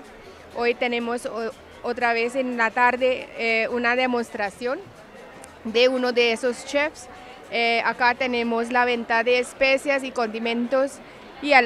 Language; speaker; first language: Spanish; non-native, fluent; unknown